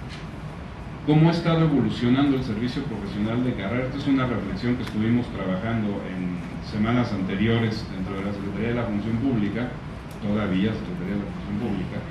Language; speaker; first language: Spanish; native; Spanish